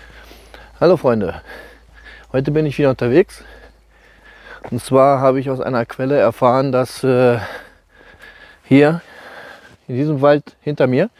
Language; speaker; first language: German; native; German